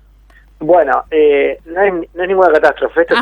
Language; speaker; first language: Spanish; native; Spanish